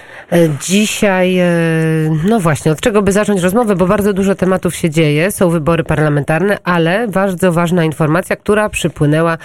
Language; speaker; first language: Polish; native; Polish